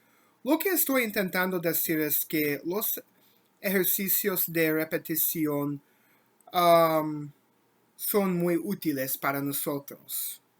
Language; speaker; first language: Spanish; non-native, learner; English